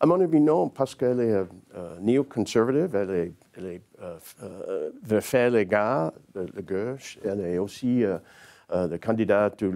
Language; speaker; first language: French; non-native, learner; English